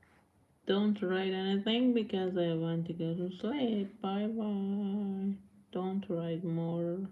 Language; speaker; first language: English; non-native, learner; Persian